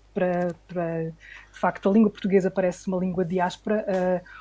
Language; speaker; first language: Portuguese; native; Portuguese